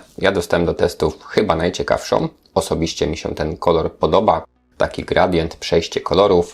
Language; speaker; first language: Polish; native; Polish